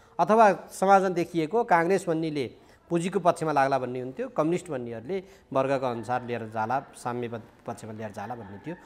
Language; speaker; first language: Nepali; native; Nepali